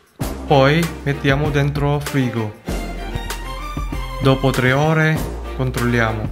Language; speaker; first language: Italian; non-native, learner; Filipino